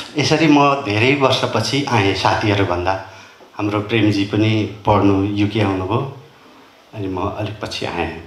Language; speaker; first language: Nepali; non-native, local second language; Limbu